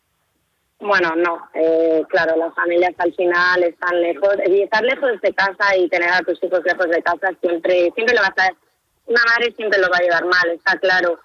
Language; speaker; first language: Spanish; native; Spanish